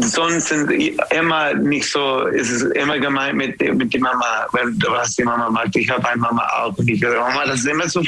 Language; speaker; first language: German; non-native, learner; English